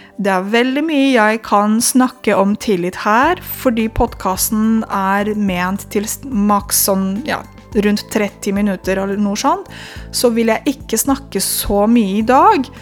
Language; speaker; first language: Norwegian; non-native, fluent; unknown